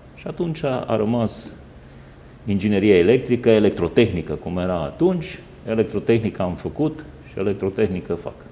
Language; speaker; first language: Romanian; native; Romanian